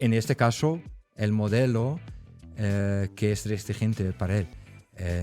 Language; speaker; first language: Spanish; non-native, fluent; Dutch